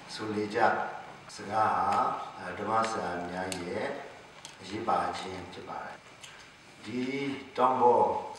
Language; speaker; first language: Burmese; non-native, local second language; Hakha Chin